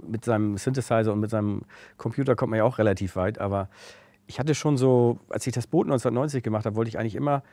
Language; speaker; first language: German; native; German